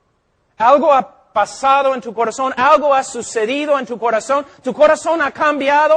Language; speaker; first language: Spanish; non-native, fluent; English